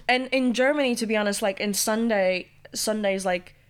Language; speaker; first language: English; early bilingual, other home language; Latvian